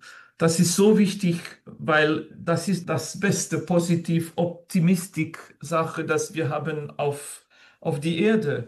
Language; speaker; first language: German; non-native, learner; French